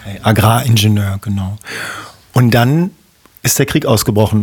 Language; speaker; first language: German; native; German